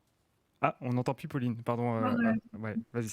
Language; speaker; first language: French; native; French